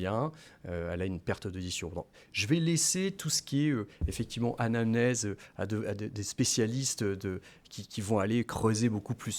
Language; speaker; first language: French; native; French